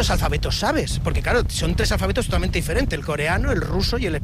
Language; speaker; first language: Spanish; native; Spanish